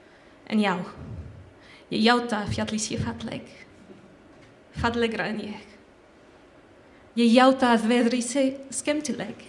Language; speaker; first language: Icelandic; non-native, learner; French